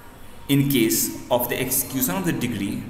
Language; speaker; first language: English; non-native, local second language; Hindi